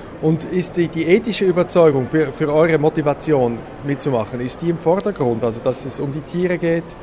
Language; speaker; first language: German; native; German